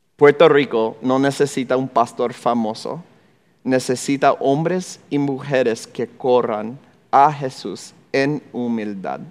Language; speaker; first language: Spanish; non-native, fluent; English